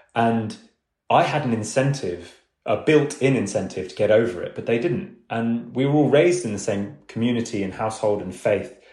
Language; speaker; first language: English; early bilingual, other home language; Urdu